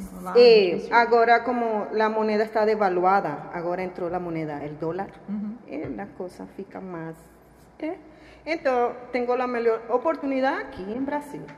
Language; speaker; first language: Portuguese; non-native, learner; Spanish